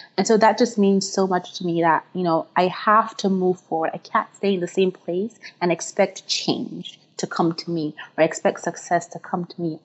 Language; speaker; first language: English; non-native, local second language; Yoruba